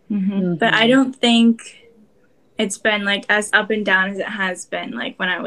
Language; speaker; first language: English; native; English